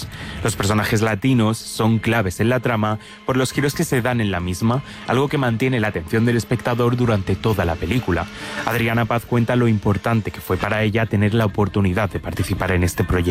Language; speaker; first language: Spanish; native; Spanish